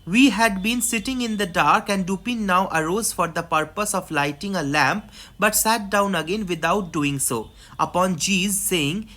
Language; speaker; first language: English; non-native, local second language; Bangla